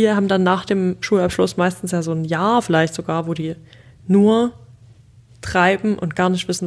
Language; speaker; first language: German; native; German